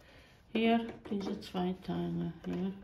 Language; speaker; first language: German; non-native, fluent; Croatian